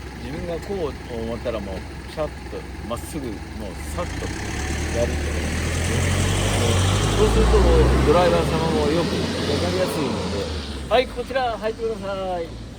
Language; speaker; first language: Japanese; native; Japanese